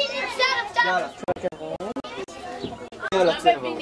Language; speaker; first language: Hebrew; native; Hebrew